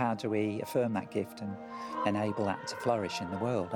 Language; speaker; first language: English; native; English